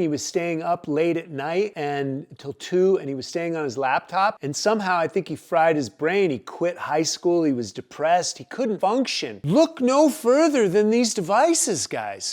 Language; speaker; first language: English; native; English